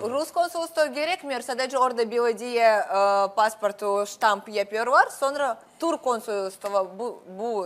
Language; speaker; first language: Turkish; non-native, learner; Russian